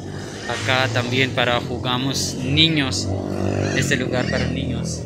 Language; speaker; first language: Spanish; non-native, learner; Urdu